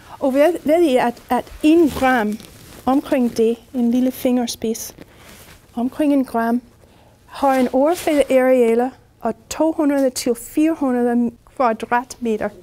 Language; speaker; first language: Danish; non-native, fluent; English